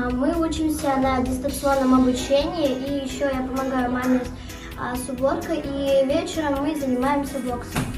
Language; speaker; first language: Russian; early bilingual, other home language; Kyrgyz